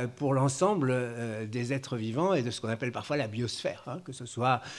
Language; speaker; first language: French; native; French